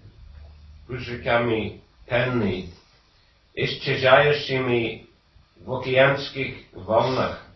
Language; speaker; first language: Russian; non-native, fluent; English